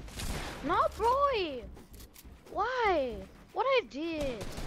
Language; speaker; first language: English; non-native, learner; German